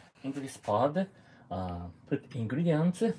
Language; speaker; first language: English; non-native, fluent; Japanese